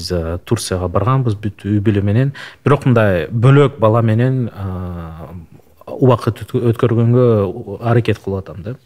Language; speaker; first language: Kyrgyz; non-native, local second language; Russian